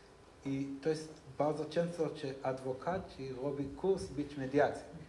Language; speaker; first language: Polish; non-native, learner; Hebrew